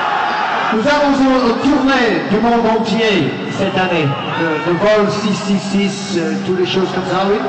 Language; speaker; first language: French; non-native, learner; English